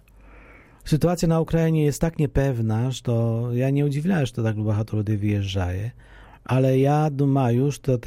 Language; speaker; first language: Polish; non-native, fluent; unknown